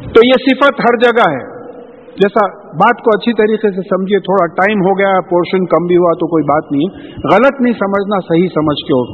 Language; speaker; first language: Urdu; native; Urdu